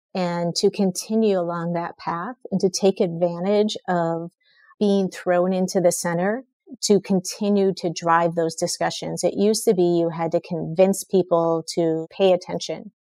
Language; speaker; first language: English; native; English